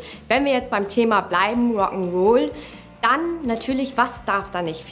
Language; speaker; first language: German; native; German